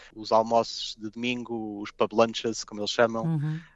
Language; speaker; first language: Portuguese; native; Portuguese